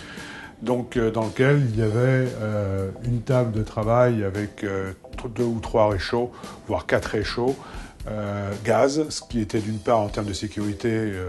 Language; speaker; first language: French; native; French